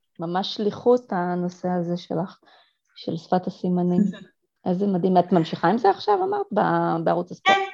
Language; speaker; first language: Hebrew; early bilingual, other home language; Russian